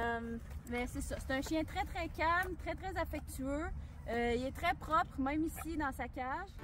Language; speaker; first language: French; native; French